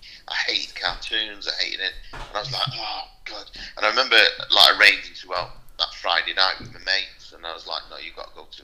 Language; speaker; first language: English; native; English